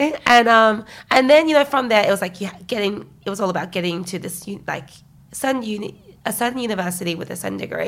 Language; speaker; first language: English; early bilingual, other home language; Chinese